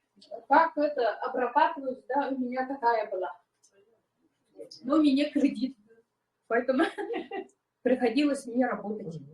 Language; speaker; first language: Russian; non-native, local second language; Yakut